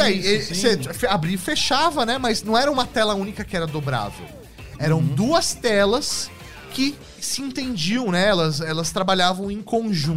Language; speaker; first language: Portuguese; native; Portuguese